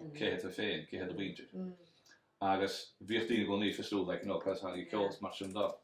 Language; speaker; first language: Irish; native; Irish